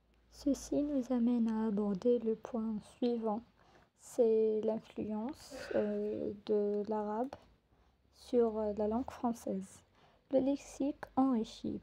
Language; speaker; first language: French; non-native, local second language; Arabic